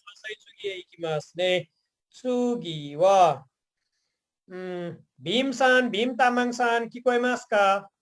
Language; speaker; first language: Japanese; non-native, fluent; Nepali